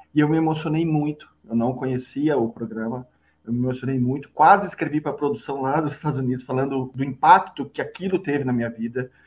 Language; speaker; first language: Portuguese; native; Portuguese